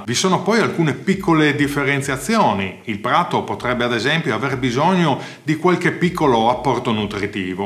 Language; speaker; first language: Italian; native; Italian